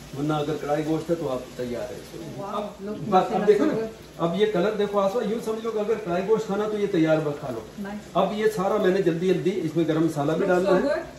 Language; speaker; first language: Urdu; native; Urdu